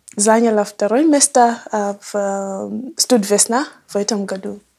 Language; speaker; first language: Russian; non-native, learner; English